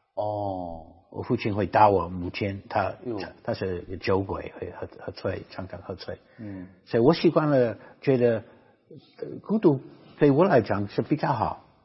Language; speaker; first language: Chinese; non-native, fluent; English